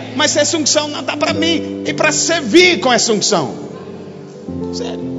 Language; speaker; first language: Portuguese; non-native, fluent; English